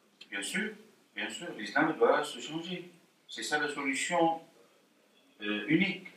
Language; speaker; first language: French; non-native, fluent; Arabic